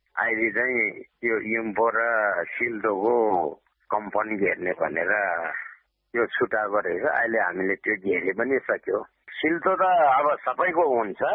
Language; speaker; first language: Nepali; non-native, local second language; Gurung